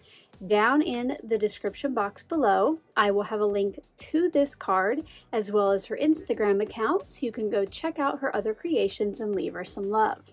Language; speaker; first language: English; native; English